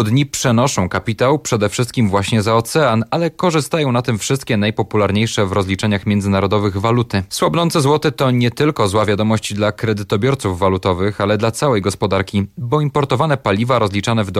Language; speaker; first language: Polish; native; Polish